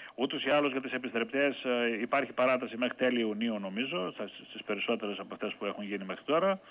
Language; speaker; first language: Greek; native; Greek